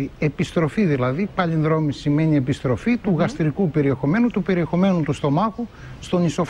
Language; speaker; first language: Greek; native; Greek